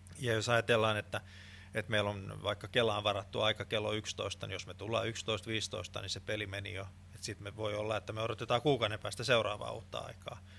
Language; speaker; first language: Finnish; non-native, local second language; Swedish